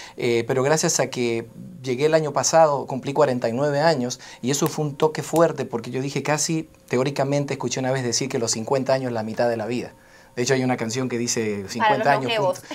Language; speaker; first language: Spanish; native; Spanish